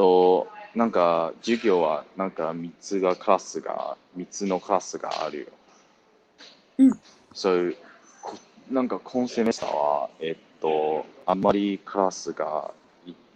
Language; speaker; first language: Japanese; non-native, learner; English